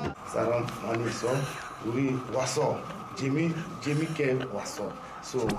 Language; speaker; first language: Korean; non-native, learner; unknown